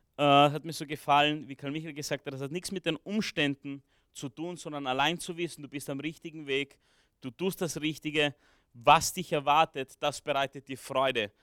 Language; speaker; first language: German; early bilingual, other home language; Romanian